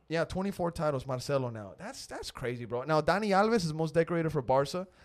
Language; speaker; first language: English; early bilingual, other home language; Spanish